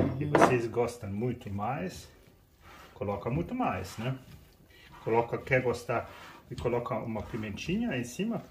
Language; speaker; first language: Portuguese; non-native, fluent; German